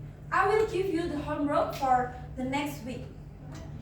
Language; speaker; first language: English; non-native, learner; Indonesian